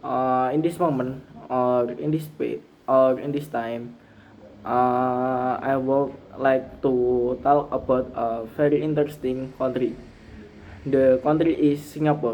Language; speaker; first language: English; non-native, learner; Indonesian